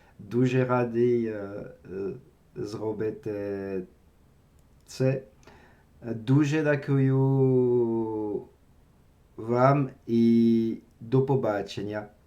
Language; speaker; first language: Ukrainian; non-native, learner; French